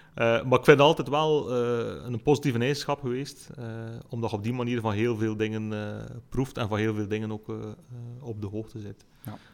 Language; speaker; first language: Dutch; native; Dutch